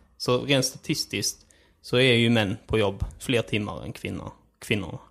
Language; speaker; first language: Swedish; early bilingual, other home language; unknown